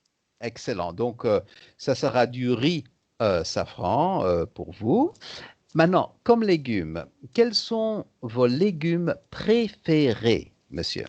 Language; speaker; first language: French; native; French